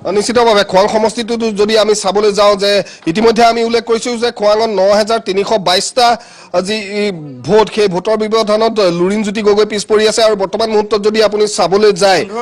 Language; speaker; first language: Assamese; native; Assamese